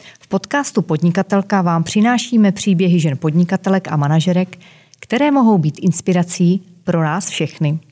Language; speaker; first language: Czech; native; Czech